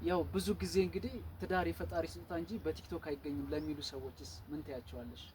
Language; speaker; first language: Amharic; native; Amharic